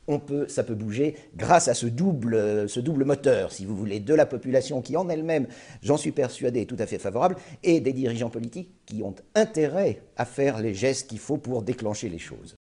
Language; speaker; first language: French; native; French